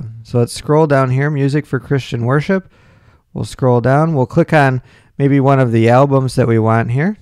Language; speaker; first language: English; native; English